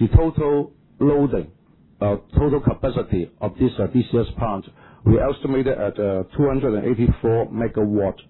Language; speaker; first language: English; non-native, local second language; Cantonese